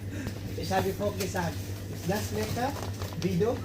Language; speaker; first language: German; non-native, learner; Filipino